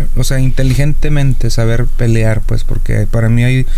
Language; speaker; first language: Spanish; native; Spanish